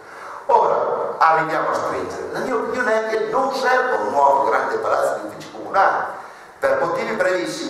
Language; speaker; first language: Italian; native; Italian